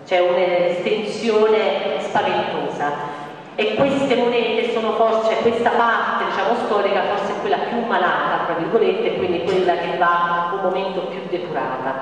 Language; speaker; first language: Italian; native; Italian